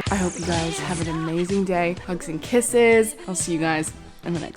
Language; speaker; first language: English; native; English